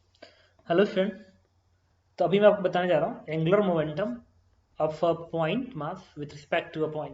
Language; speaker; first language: Hindi; native; Hindi